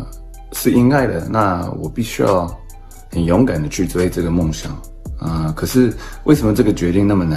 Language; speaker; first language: Chinese; early bilingual, heritage; English